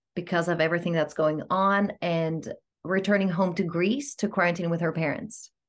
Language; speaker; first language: English; non-native, fluent; Greek